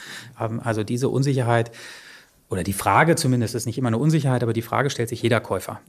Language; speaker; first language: German; native; German